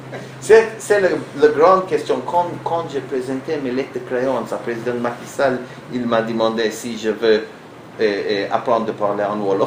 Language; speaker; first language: French; non-native, learner; Hebrew